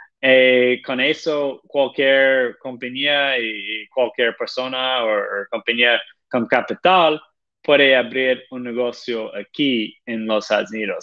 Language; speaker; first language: Spanish; non-native, fluent; Portuguese